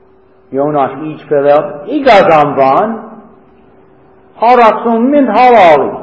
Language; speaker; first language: Hungarian; non-native, fluent; English